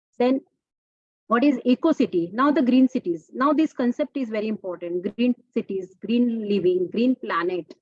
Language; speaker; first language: English; non-native, local second language; Telugu